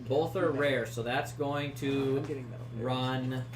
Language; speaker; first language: English; native; English